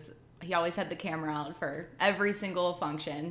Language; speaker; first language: English; native; English